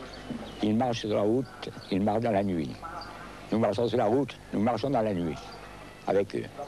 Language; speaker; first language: French; native; French